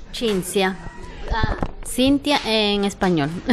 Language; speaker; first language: Italian; non-native, learner; Spanish